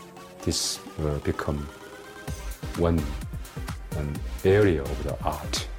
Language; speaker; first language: English; non-native, learner; Korean